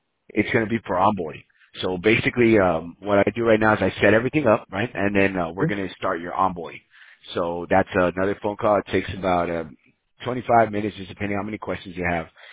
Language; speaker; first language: English; native; English